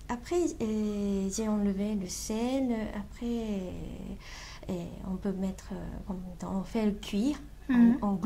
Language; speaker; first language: French; non-native, learner; Japanese